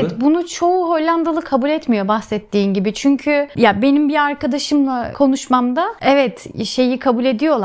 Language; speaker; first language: Turkish; native; Turkish